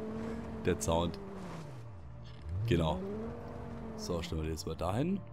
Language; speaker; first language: German; native; German